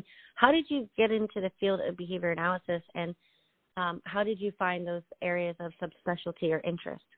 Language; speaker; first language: English; native; English